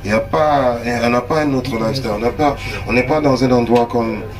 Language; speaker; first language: French; non-native, local second language; English